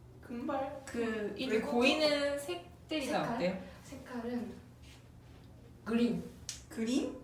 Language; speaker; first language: Korean; non-native, learner; Japanese